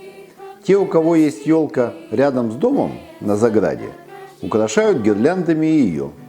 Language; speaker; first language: Russian; native; Russian